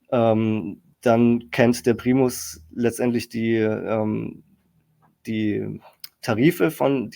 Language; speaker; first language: German; native; German